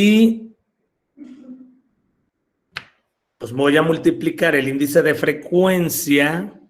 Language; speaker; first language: Spanish; native; Spanish